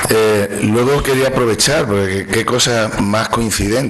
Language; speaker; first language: Spanish; native; Spanish